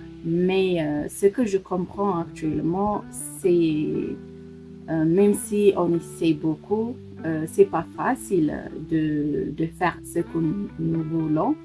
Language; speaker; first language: French; non-native, fluent; Amharic